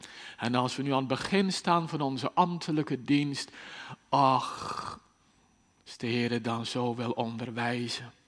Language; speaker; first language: Dutch; native; Dutch